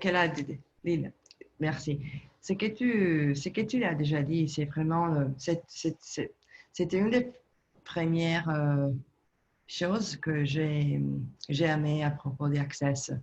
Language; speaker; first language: French; non-native, learner; Italian